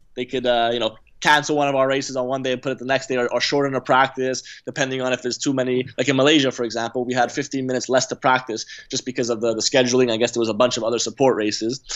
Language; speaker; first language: English; native; English